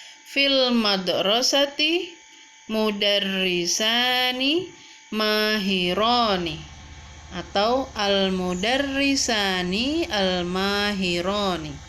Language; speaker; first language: Arabic; non-native, fluent; Indonesian